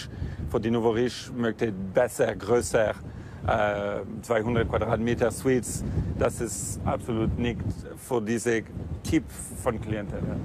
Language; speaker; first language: German; non-native, fluent; Italian